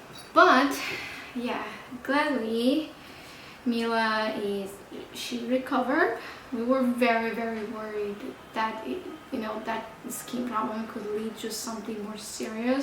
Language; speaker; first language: English; non-native, fluent; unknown